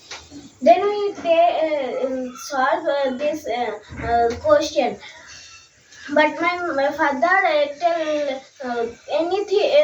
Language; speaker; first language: English; non-native, learner; Bangla